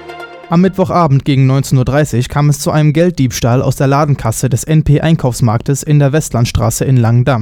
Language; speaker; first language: German; native; German